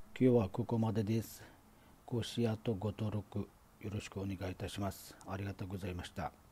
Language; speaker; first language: Japanese; non-native, fluent; Uyghur